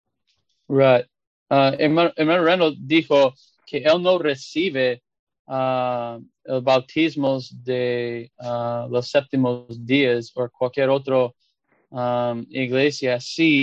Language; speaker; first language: Spanish; non-native, fluent; English